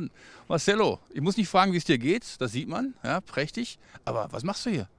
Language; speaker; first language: German; native; German